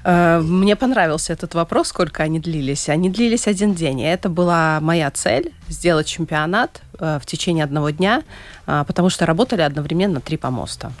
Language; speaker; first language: Russian; native; Russian